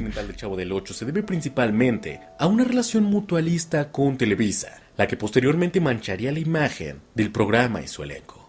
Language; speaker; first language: Spanish; native; Spanish